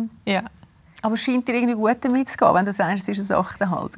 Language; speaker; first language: German; native; German